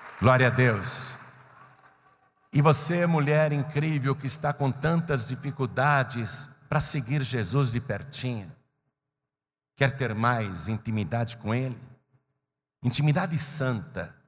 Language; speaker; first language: Portuguese; native; Portuguese